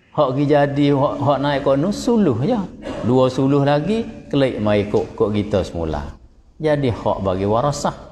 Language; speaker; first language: Malay; native; Malay